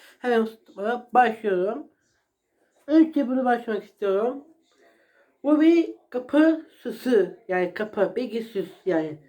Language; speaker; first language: Turkish; non-native, learner; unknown